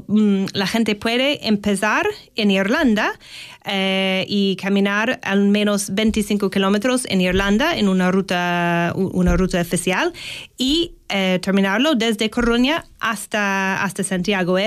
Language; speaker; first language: Spanish; non-native, fluent; English